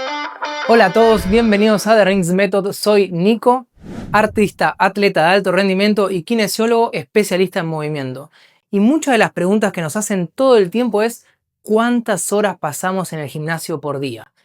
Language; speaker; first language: Spanish; native; Spanish